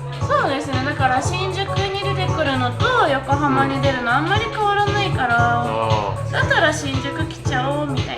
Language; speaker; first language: Japanese; native; Japanese